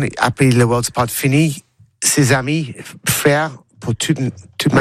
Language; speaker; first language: French; non-native, learner; English